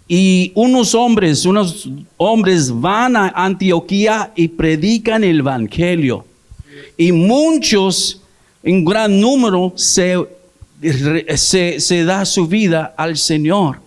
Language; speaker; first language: Spanish; early bilingual, heritage; English